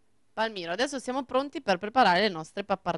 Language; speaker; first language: Italian; native; Italian